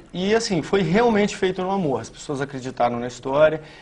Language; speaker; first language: Portuguese; native; Portuguese